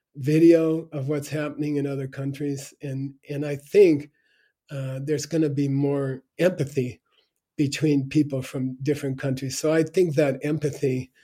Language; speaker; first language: English; native; English